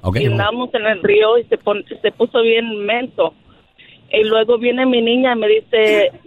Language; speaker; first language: Spanish; early bilingual, heritage; Spanish